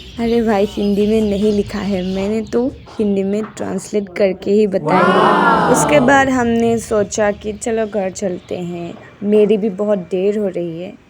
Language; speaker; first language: Hindi; non-native, local second language; Assamese